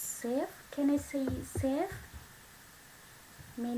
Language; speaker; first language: English; non-native, learner; Vietnamese